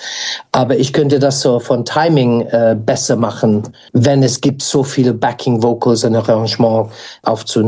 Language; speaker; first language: German; non-native, fluent; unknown